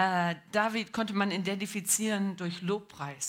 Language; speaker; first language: German; non-native, learner; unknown